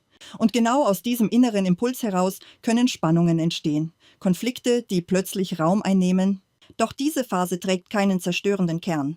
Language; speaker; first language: German; native; German